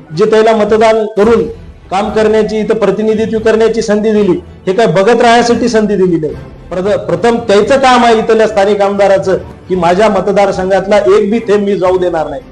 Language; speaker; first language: Marathi; native; Marathi